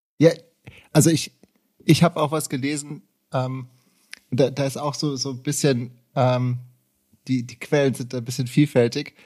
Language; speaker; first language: German; native; German